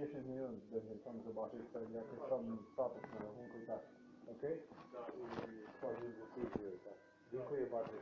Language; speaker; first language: Polish; non-native, learner; Serbian